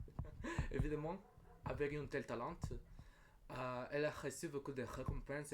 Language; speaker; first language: French; non-native, learner; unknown